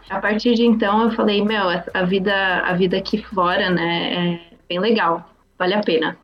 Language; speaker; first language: Portuguese; native; Portuguese